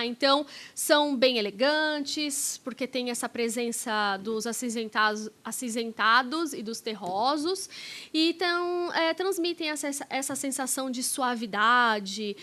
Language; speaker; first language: Portuguese; native; Portuguese